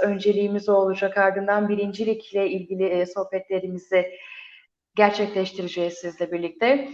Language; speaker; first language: Turkish; native; Turkish